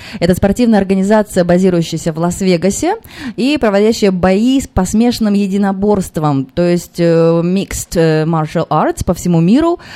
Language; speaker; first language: Russian; native; Russian